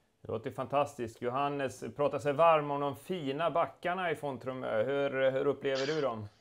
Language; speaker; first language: Swedish; native; Swedish